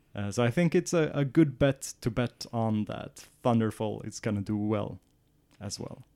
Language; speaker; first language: English; non-native, fluent; Swedish